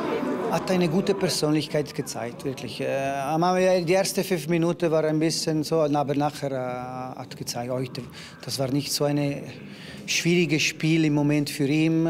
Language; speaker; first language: German; non-native, local second language; Italian